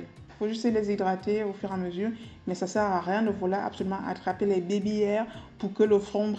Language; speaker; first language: French; native; French